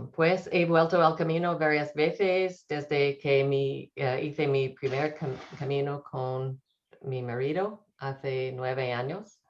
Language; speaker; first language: Spanish; non-native, learner; English